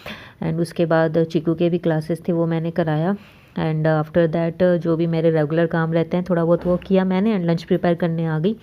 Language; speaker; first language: Hindi; native; Hindi